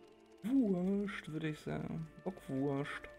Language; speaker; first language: German; native; German